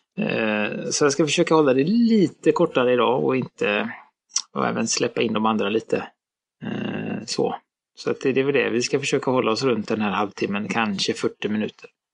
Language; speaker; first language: Swedish; native; Swedish